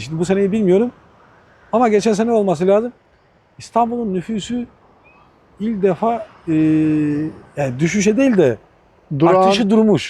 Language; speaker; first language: Turkish; non-native, fluent; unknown